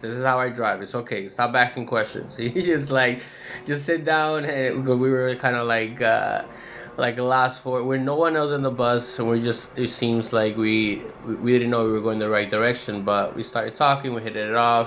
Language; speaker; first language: English; native; English